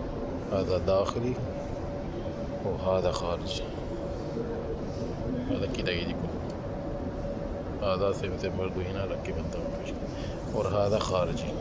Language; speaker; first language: Arabic; non-native, learner; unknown